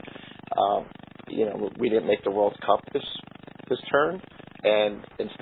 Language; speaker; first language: English; native; English